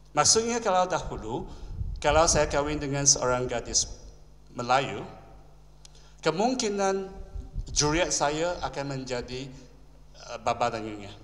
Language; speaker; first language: Malay; non-native, local second language; Chinese